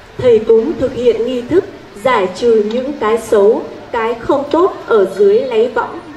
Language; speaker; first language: Vietnamese; native; Vietnamese